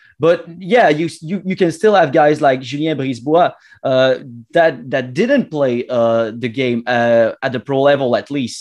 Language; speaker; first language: English; non-native, fluent; French